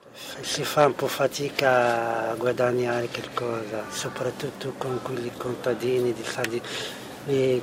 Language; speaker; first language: Italian; non-native, fluent; Arabic